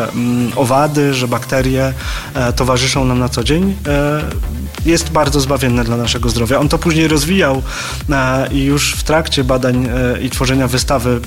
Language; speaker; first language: Polish; native; Polish